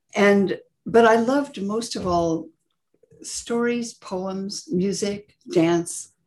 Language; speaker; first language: English; native; English